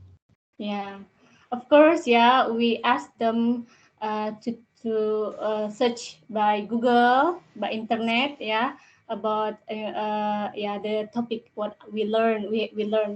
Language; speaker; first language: English; non-native, learner; Indonesian